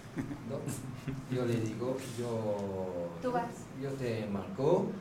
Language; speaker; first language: Spanish; non-native, fluent; French